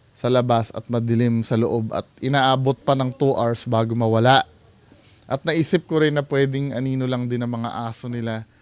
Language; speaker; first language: Filipino; native; Filipino